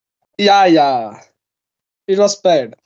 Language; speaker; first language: English; non-native, local second language; Hindi